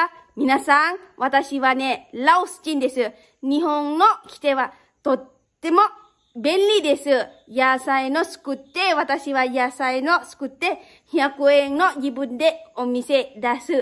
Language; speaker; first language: Japanese; non-native, learner; Lao